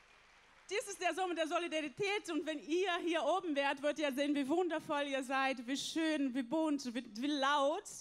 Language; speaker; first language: German; non-native, fluent; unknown